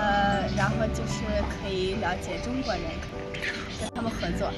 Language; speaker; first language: Chinese; non-native, fluent; Hungarian